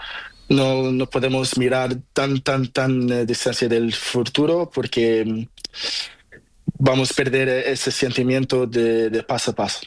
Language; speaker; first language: Spanish; non-native, learner; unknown